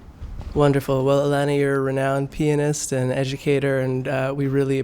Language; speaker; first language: English; native; English